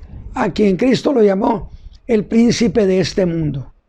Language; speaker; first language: Spanish; native; Spanish